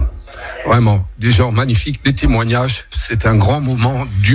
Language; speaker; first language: French; native; French